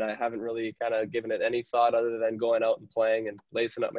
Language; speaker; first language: English; native; English